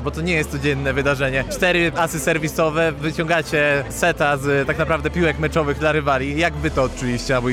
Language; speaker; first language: Polish; native; Polish